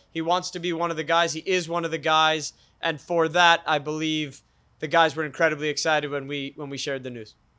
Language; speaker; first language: English; native; English